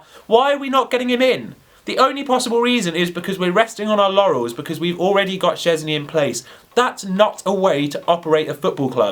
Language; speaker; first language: English; native; English